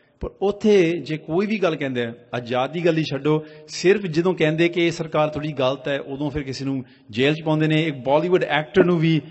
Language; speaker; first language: Punjabi; early bilingual, heritage; Punjabi